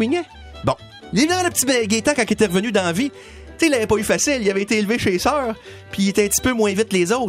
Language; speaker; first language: French; native; French